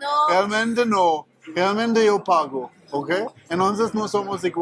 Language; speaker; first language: Spanish; non-native, learner; German